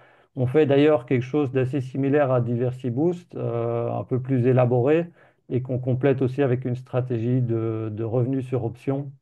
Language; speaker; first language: French; native; French